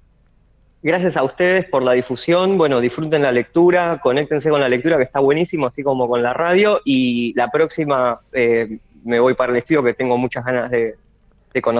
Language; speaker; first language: Spanish; native; Spanish